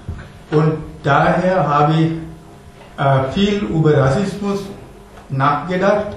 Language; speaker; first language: German; non-native, learner; Sinhala